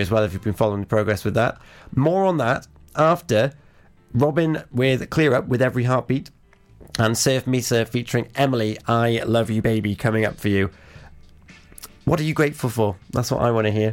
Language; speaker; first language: English; native; English